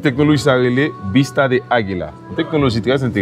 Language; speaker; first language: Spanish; non-native, learner; Haitian Creole